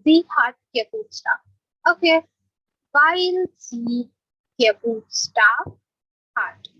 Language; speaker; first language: German; non-native, fluent; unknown